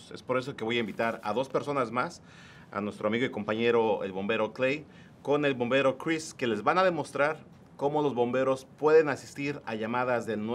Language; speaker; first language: Spanish; native; Spanish